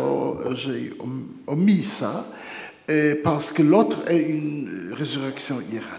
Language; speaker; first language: French; non-native, fluent; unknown